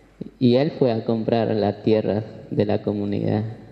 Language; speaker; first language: Spanish; non-native, local second language; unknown